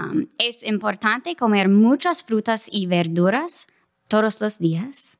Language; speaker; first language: Spanish; non-native, fluent; English